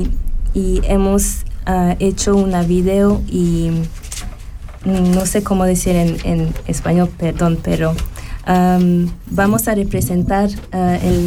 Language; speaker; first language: Spanish; non-native, fluent; French